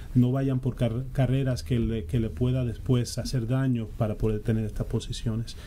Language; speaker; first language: Spanish; early bilingual, heritage; Spanish